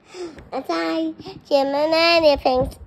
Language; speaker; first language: English; non-native, learner; Vietnamese